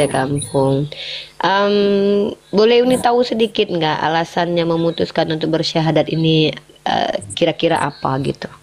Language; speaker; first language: Indonesian; native; Indonesian